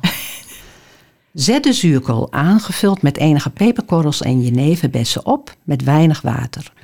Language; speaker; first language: Dutch; native; Dutch